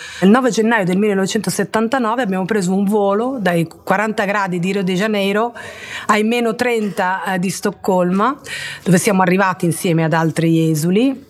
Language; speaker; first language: Italian; early bilingual, other home language; Spanish